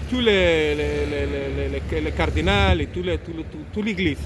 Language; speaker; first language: French; non-native, learner; Spanish